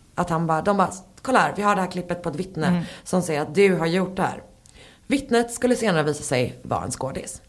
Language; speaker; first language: Swedish; native; Swedish